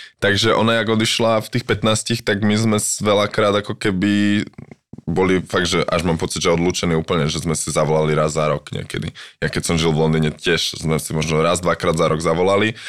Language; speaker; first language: Slovak; native; Slovak